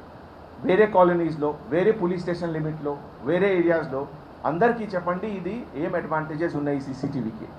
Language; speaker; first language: Telugu; non-native, fluent; Hindi